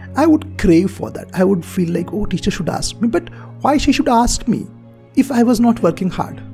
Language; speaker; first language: English; non-native, local second language; Marathi